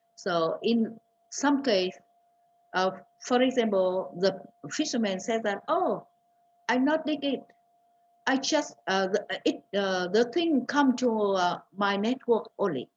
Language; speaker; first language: English; non-native, fluent; Vietnamese